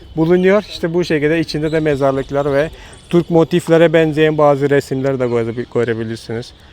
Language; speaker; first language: Turkish; non-native, fluent; Hindi